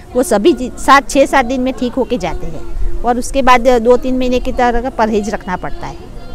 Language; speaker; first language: Hindi; non-native, local second language; Gujarati